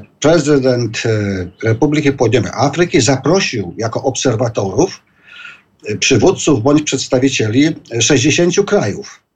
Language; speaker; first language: Polish; native; Polish